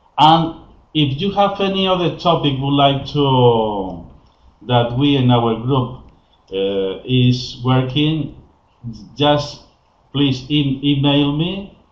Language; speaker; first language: English; non-native, learner; Spanish